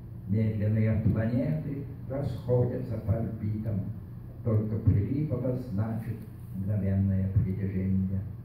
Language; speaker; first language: Russian; non-native, local second language; Lithuanian